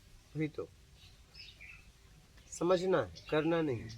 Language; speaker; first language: Hindi; native; Hindi